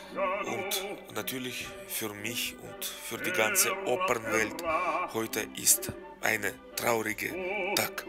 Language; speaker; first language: German; non-native, fluent; Russian